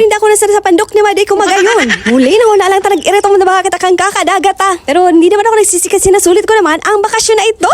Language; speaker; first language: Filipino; non-native, local second language; Bikol